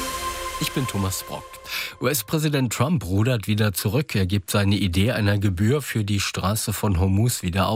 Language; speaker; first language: German; native; German